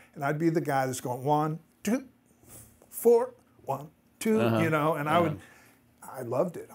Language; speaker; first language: English; native; English